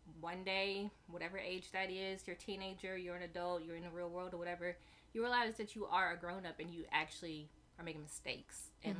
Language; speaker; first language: English; native; English